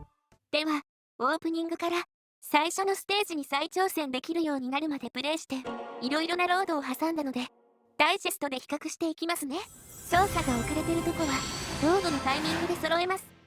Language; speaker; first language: Japanese; native; Japanese